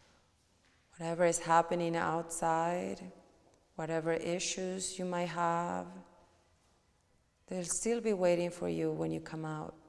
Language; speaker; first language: English; non-native, fluent; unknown